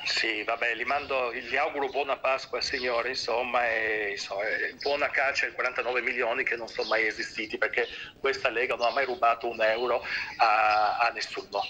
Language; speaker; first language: Italian; native; Italian